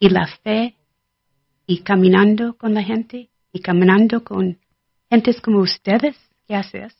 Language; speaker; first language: Spanish; non-native, learner; English